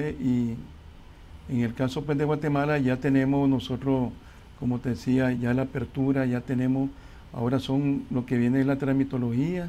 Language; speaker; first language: Spanish; native; Spanish